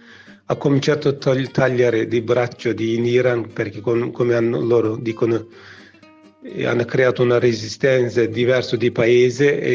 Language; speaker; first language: Italian; non-native, learner; Kurdish